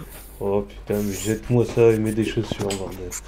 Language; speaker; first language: French; native; French